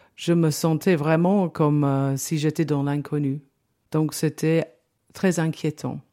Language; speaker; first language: French; non-native, fluent; English